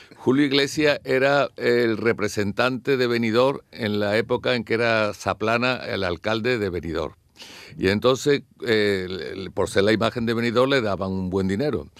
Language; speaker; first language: Spanish; native; Spanish